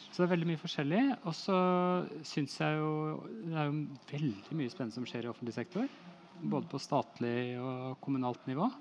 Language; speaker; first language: Norwegian; native; Norwegian